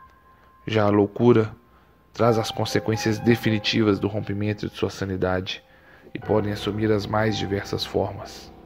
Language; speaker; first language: Portuguese; native; Portuguese